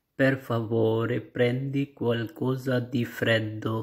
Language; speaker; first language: Italian; non-native, learner; Urdu